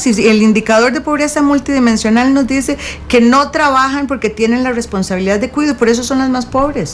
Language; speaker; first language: Spanish; native; Spanish